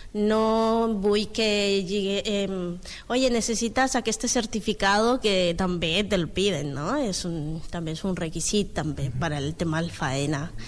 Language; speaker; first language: Catalan; non-native, learner; Spanish